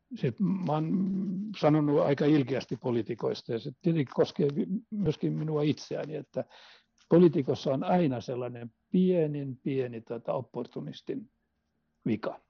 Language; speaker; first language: Finnish; non-native, local second language; Swedish